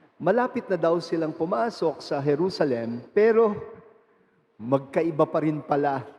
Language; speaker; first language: Filipino; native; Filipino